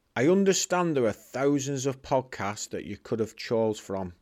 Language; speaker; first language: English; native; English